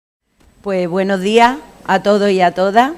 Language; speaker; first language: Spanish; native; Spanish